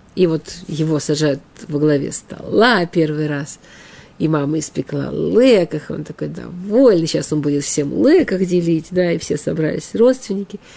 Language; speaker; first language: Russian; early bilingual, heritage; Russian